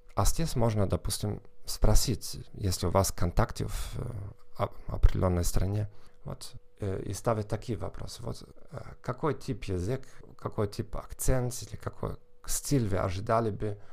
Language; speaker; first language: Russian; non-native, fluent; German